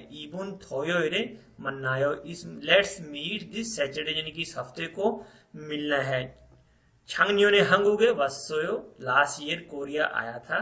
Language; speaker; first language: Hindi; non-native, local second language; Punjabi